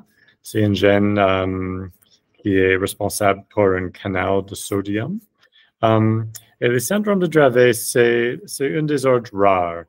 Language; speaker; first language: French; non-native, fluent; English